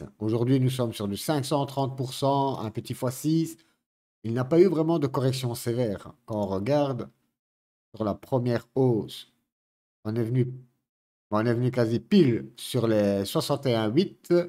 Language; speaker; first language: French; native; French